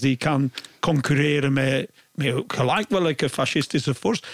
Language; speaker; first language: Dutch; non-native, fluent; English